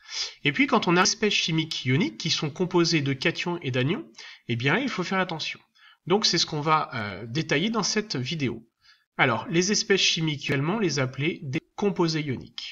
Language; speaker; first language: French; native; French